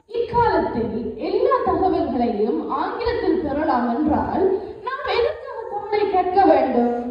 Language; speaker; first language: Tamil; early bilingual, heritage; Tamil